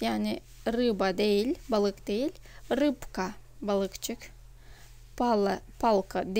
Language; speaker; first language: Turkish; non-native, fluent; Russian